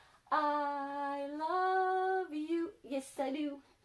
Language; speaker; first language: English; native; English